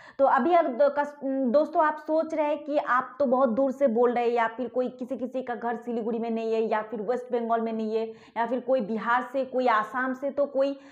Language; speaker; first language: Hindi; non-native, local second language; Bangla